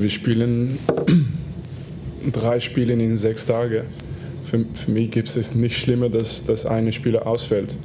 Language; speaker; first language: German; non-native, fluent; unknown